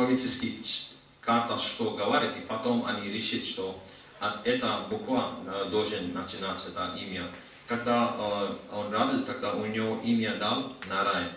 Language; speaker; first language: Russian; non-native, learner; Hindi